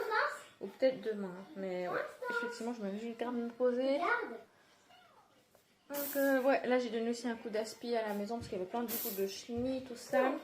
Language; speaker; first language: French; native; French